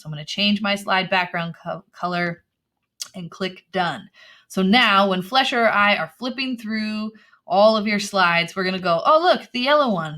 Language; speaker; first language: English; native; English